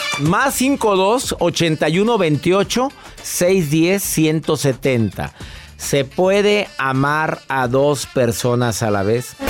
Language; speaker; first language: Spanish; native; Spanish